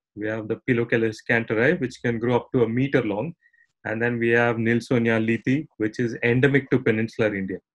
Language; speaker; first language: English; non-native, local second language; Tamil